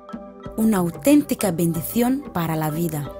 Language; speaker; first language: Spanish; native; Spanish